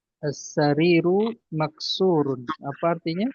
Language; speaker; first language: Indonesian; native; Indonesian